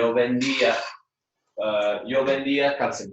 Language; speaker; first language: Spanish; non-native, fluent; English